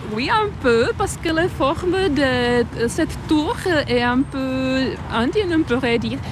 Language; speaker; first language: French; non-native, fluent; Czech